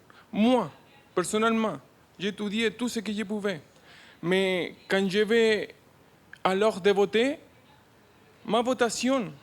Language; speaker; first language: French; non-native, learner; Spanish